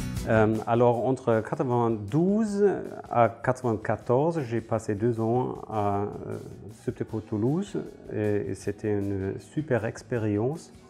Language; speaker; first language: French; non-native, fluent; German